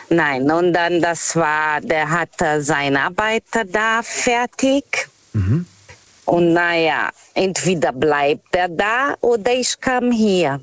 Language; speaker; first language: German; non-native, fluent; Portuguese